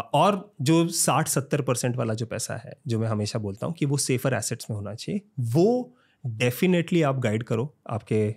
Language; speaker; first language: Hindi; native; Hindi